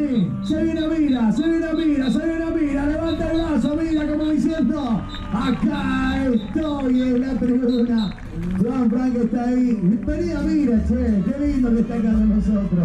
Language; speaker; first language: Spanish; native; Spanish